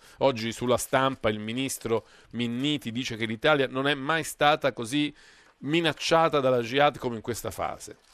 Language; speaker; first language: Italian; native; Italian